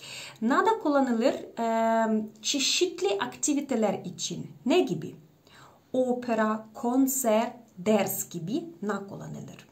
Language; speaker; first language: Turkish; non-native, fluent; Russian